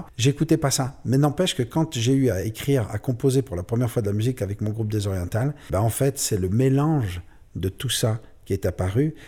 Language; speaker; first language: French; native; French